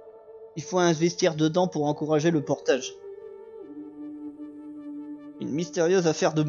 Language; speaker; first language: French; native; French